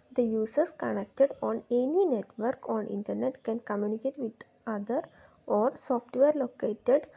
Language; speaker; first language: English; non-native, local second language; Malayalam